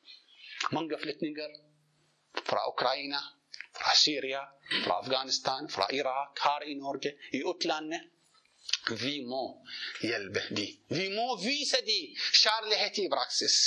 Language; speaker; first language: Swedish; non-native, learner; Arabic